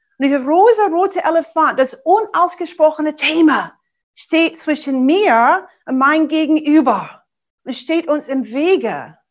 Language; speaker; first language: German; non-native, fluent; English